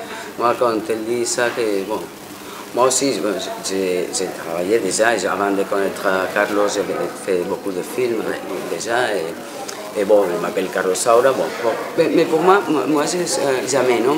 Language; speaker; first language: French; non-native, fluent; Spanish